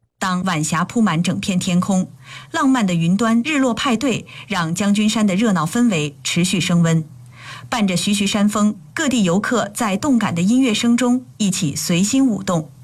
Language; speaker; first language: Chinese; non-native, local second language; Kazakh